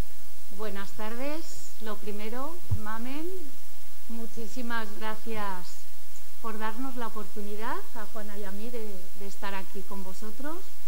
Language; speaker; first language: Spanish; native; Spanish